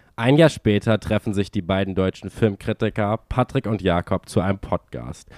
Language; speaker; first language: German; native; German